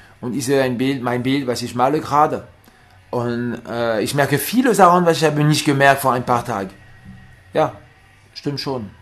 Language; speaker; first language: German; non-native, learner; French